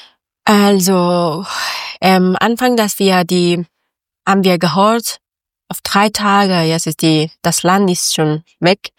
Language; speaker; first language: German; non-native, learner; Persian